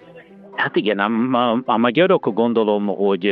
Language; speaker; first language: Hungarian; non-native, learner; Italian